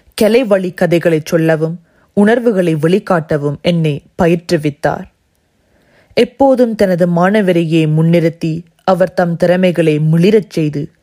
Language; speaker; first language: Tamil; early bilingual, heritage; Tamil